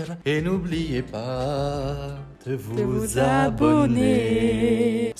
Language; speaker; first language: French; native; French